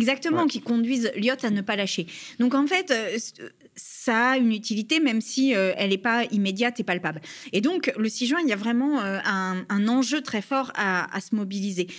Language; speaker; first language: French; native; French